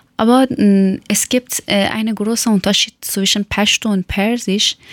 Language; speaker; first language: German; non-native, learner; Persian